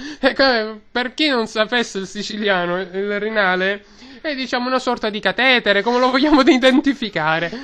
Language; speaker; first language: Italian; native; Italian